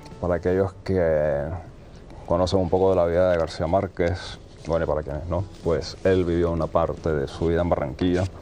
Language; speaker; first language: Spanish; native; Spanish